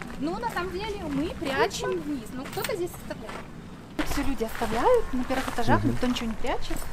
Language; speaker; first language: Russian; native; Russian